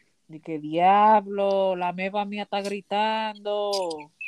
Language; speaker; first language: Spanish; early bilingual, heritage; Spanish